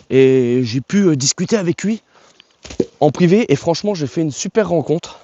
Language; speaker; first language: French; native; French